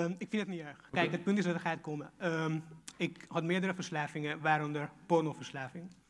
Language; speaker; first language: Dutch; non-native, fluent; Hungarian